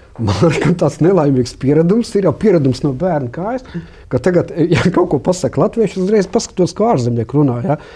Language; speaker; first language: Latvian; non-native, local second language; Russian